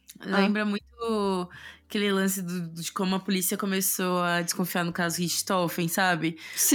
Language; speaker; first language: Portuguese; native; Portuguese